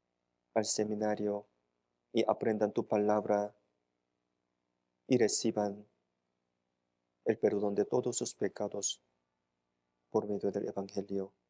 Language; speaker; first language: Spanish; non-native, fluent; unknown